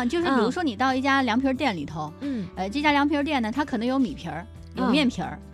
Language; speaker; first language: Chinese; native; Chinese